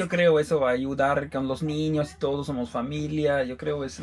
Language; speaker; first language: Spanish; non-native, fluent; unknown